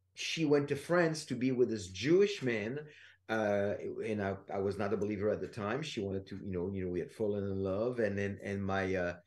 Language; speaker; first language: English; non-native, fluent; French